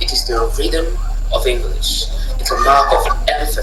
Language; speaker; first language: English; non-native, fluent; French